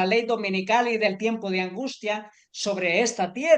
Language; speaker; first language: Spanish; native; Spanish